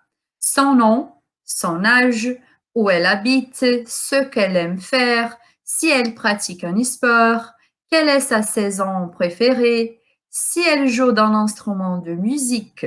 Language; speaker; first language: French; non-native, fluent; Portuguese